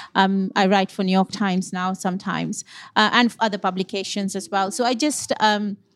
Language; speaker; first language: English; non-native, local second language; Punjabi